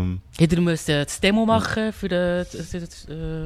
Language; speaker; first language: German; non-native, learner; French